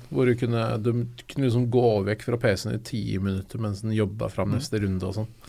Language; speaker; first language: Norwegian; native; Norwegian